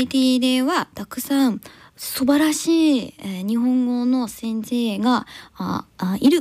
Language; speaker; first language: Japanese; non-native, learner; English